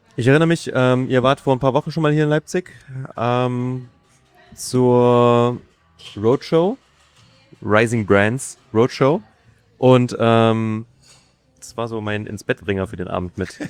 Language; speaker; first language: German; native; German